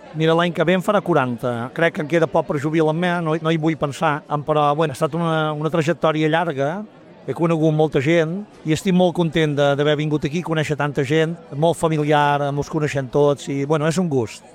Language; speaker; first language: Catalan; native; Catalan